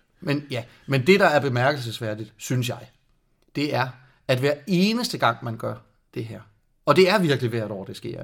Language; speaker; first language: Danish; native; Danish